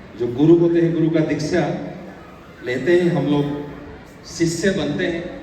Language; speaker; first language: Hindi; non-native, local second language; Odia